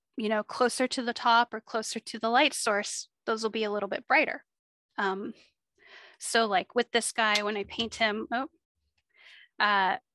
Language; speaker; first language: English; native; English